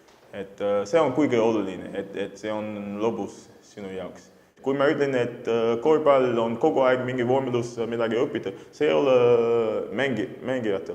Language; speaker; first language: Estonian; non-native, fluent; English